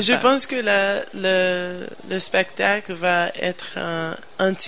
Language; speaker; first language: French; non-native, learner; English